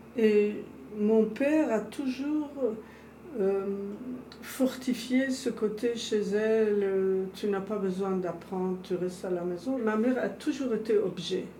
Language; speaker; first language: French; non-native, fluent; Persian